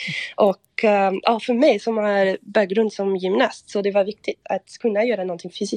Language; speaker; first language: Swedish; non-native, fluent; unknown